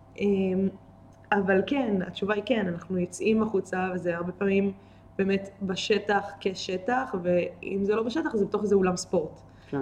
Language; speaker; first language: Hebrew; native; Hebrew